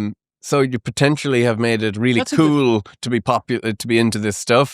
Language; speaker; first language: English; native; English